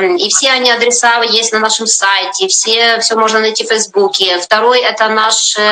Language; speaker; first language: Russian; native; Russian